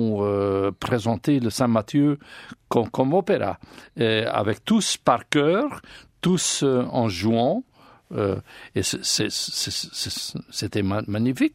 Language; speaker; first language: French; non-native, learner; English